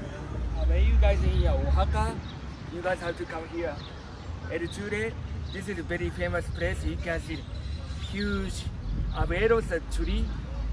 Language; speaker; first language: English; non-native, fluent; Japanese